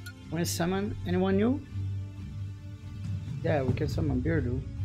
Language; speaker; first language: English; non-native, fluent; Portuguese